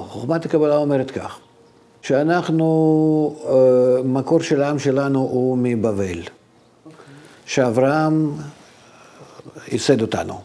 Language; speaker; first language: Hebrew; non-native, fluent; Russian